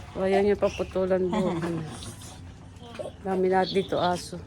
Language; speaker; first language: Filipino; non-native, local second language; Waray